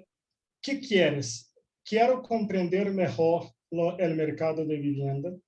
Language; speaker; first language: Spanish; non-native, fluent; Portuguese